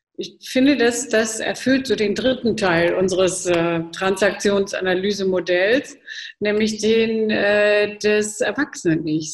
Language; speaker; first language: German; native; German